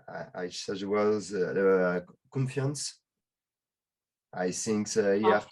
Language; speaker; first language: English; non-native, learner; French